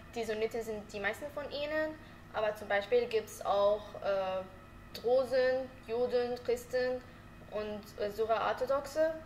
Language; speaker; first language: German; non-native, learner; Arabic